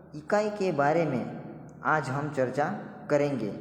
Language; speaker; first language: Hindi; non-native, local second language; Gujarati